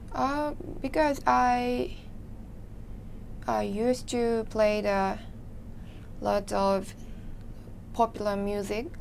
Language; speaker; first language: English; non-native, learner; Japanese